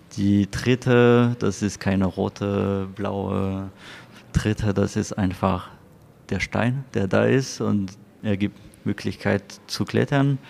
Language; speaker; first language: German; non-native, fluent; French